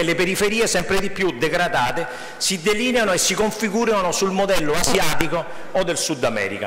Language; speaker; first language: Italian; native; Italian